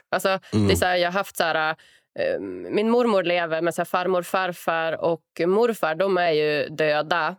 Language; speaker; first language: Swedish; native; Swedish